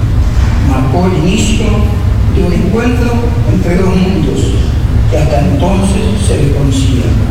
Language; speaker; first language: Spanish; native; Spanish